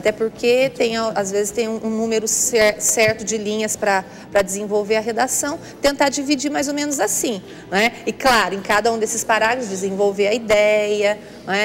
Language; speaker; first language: Portuguese; native; Portuguese